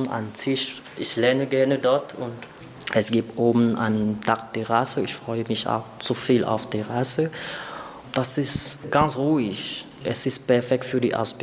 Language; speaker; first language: German; non-native, learner; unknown